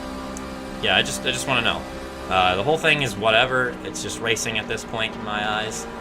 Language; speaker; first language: English; native; English